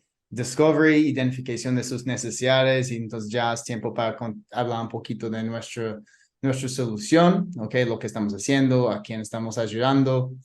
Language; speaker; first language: Spanish; non-native, fluent; English